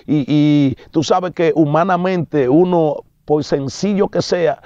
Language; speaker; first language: Spanish; native; Spanish